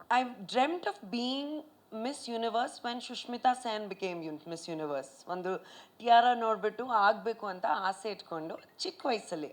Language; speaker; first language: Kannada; non-native, local second language; Punjabi